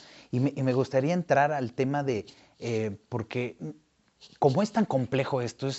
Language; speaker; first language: Spanish; native; Spanish